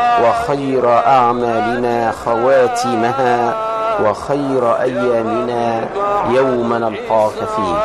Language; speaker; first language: Arabic; native; Arabic